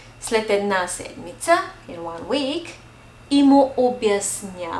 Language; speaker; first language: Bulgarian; non-native, fluent; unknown